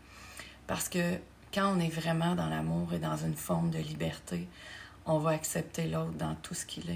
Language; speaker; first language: French; native; French